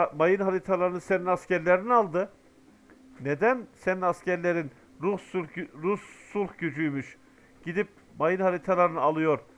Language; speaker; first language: Turkish; native; Turkish